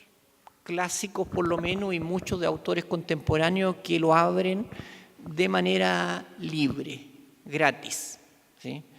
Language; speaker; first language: Spanish; native; Spanish